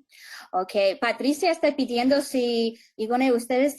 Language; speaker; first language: Spanish; early bilingual, heritage; Spanish